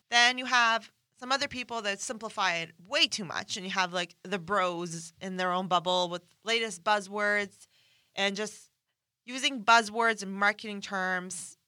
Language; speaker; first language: English; non-native, fluent; Persian